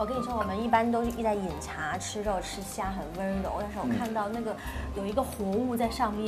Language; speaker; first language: Chinese; native; Chinese